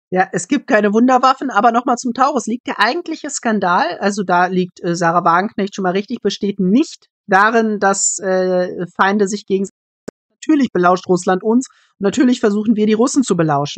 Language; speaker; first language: German; native; German